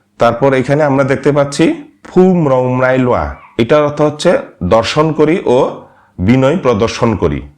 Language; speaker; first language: Bangla; non-native, local second language; Marma